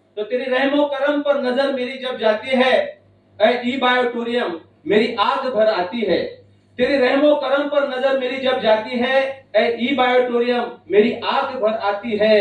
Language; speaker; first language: Hindi; non-native, local second language; Marathi